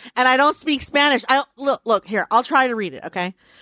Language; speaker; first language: English; native; English